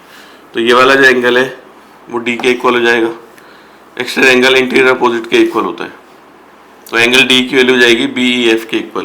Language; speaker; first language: Hindi; native; Hindi